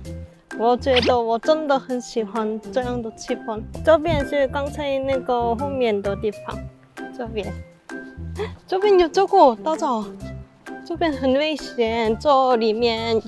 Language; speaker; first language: Chinese; non-native, fluent; Korean